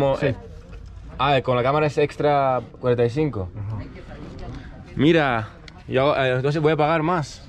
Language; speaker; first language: Spanish; non-native, learner; Greek